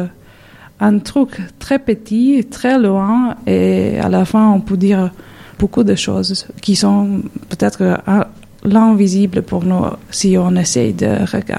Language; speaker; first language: French; non-native, learner; Serbian